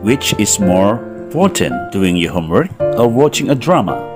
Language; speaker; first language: English; non-native, fluent; Indonesian